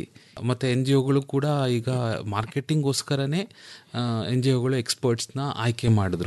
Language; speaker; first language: Kannada; native; Kannada